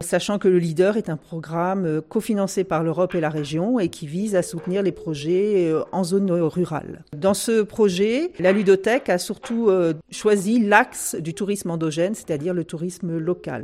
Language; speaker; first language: French; native; French